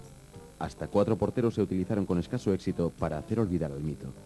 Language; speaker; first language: Spanish; native; Spanish